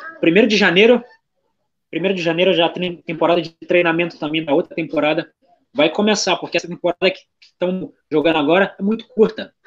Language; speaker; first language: Portuguese; native; Portuguese